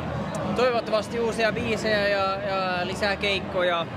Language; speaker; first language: Finnish; non-native, local second language; Swedish